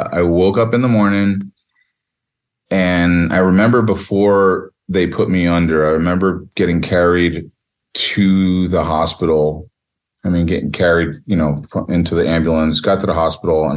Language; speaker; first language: English; native; English